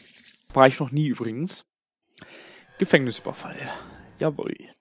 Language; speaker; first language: German; native; German